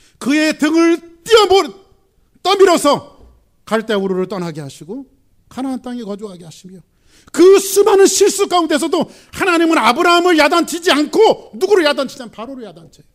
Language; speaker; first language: Korean; native; Korean